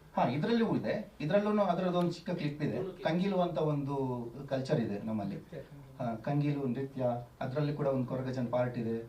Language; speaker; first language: Kannada; non-native, local second language; Tulu